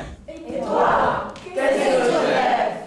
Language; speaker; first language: French; non-native, learner; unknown